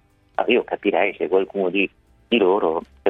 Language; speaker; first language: Italian; native; Italian